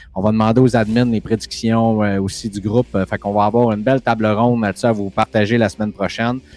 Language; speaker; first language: French; native; French